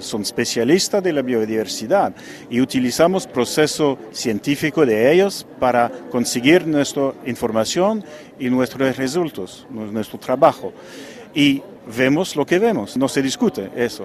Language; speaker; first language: Spanish; non-native, fluent; French